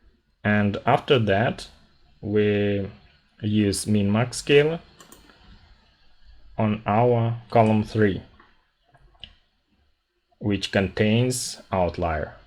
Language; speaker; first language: English; non-native, fluent; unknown